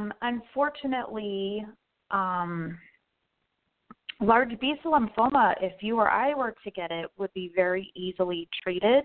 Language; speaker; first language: English; native; English